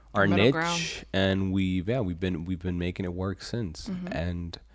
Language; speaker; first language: English; early bilingual, other home language; Spanish